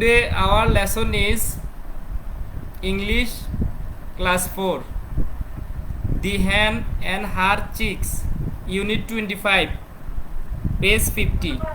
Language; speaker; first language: English; non-native, fluent; Bangla